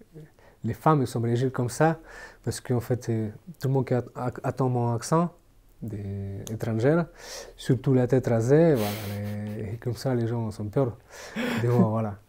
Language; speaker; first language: French; non-native, fluent; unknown